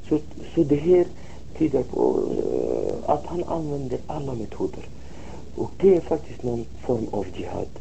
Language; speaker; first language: Swedish; non-native, fluent; Arabic